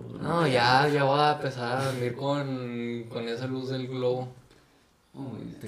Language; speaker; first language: Spanish; native; Spanish